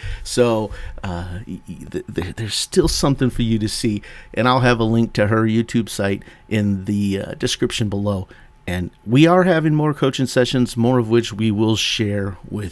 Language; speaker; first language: English; native; English